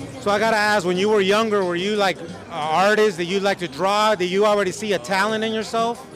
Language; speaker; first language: English; early bilingual, other home language; Spanish